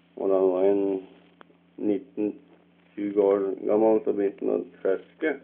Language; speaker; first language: Norwegian; early bilingual, heritage; Norwegian